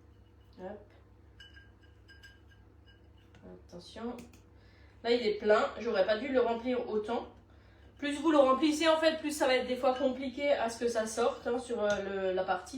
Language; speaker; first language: French; native; French